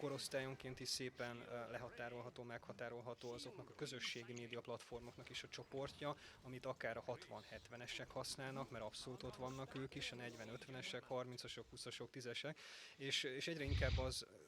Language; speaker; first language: Hungarian; native; Hungarian